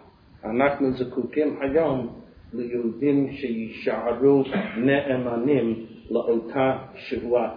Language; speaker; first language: Hebrew; non-native, fluent; English